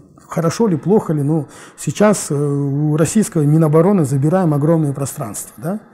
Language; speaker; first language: Russian; non-native, local second language; Kazakh